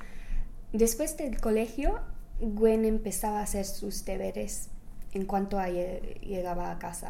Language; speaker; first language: Spanish; non-native, fluent; English